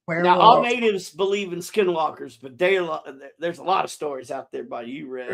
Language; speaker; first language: English; native; English